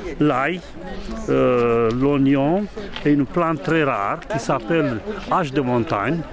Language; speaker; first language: French; non-native, learner; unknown